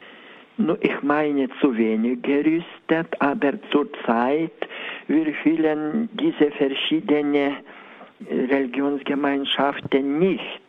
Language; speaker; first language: German; non-native, learner; Lithuanian